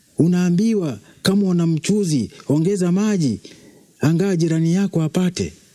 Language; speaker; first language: Swahili; native; Swahili